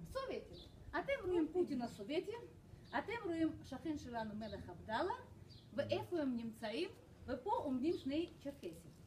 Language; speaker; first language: Hebrew; non-native, fluent; Russian